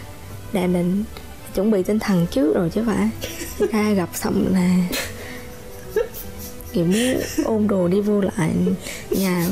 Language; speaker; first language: Vietnamese; native; Vietnamese